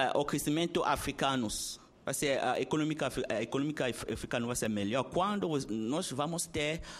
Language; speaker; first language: Portuguese; non-native, learner; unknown